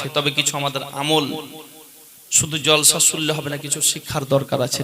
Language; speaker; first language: Bangla; native; Bangla